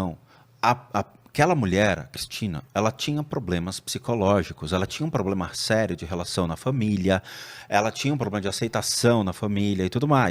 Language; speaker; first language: Portuguese; native; Portuguese